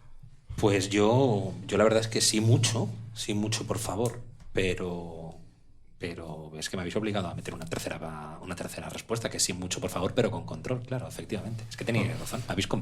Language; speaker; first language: Spanish; native; Spanish